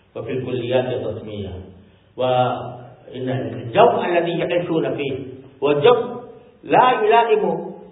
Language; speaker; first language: Arabic; non-native, fluent; Urdu